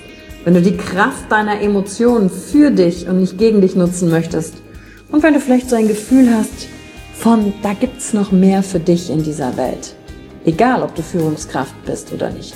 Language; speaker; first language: German; native; German